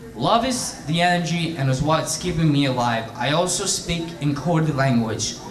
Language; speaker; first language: English; native; English